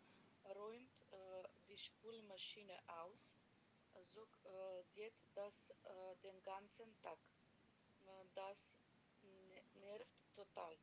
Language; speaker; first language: German; non-native, learner; Macedonian